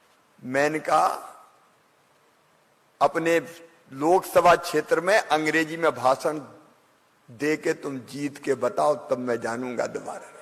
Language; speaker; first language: Hindi; native; Hindi